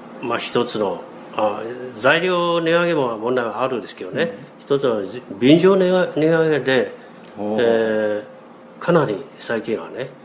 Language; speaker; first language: Japanese; non-native, fluent; Chinese